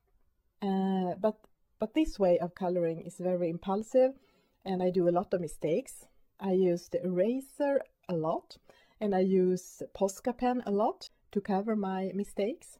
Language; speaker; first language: English; non-native, fluent; Swedish